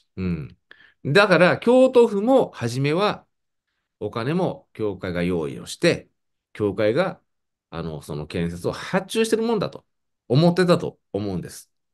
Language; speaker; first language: Japanese; native; Japanese